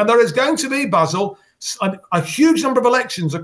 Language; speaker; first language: English; native; English